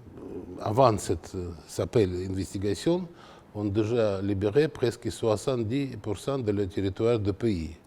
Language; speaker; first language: French; non-native, fluent; Russian